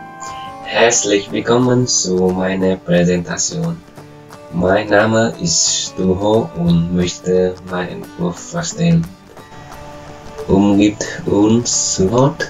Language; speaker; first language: German; non-native, learner; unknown